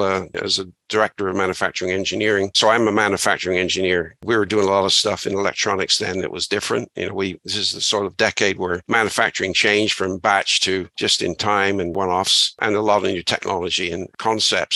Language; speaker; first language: English; native; English